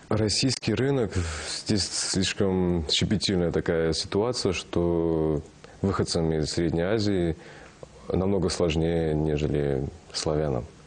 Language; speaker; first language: Russian; non-native, local second language; Kazakh